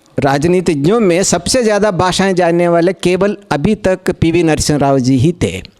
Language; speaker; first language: Hindi; non-native, local second language; Telugu